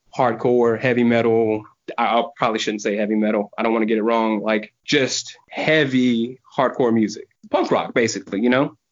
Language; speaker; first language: English; native; English